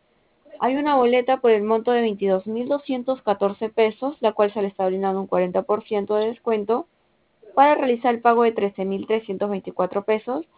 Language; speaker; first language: Spanish; native; Spanish